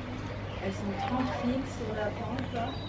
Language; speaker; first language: French; native; French